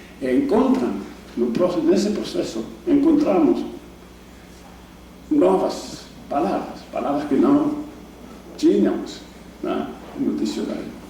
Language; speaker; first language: Portuguese; non-native, fluent; English